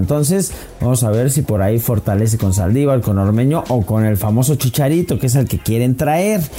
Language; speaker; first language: Spanish; native; Spanish